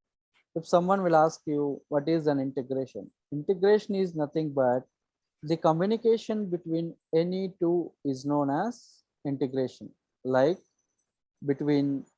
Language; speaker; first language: English; non-native, local second language; Telugu